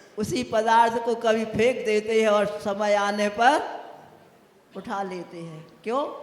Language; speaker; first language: Hindi; native; Hindi